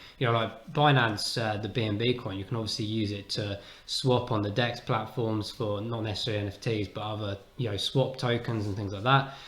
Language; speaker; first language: English; native; English